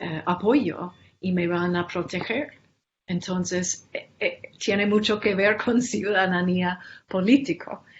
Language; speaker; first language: Spanish; non-native, fluent; English